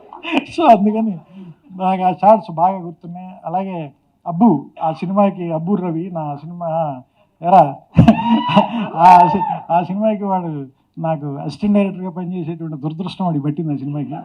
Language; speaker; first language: Telugu; native; Telugu